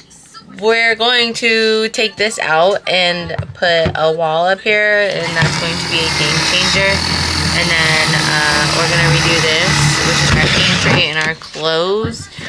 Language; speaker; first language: English; native; English